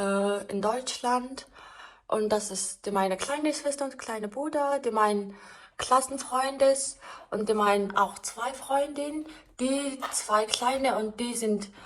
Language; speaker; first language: German; non-native, learner; Mongolian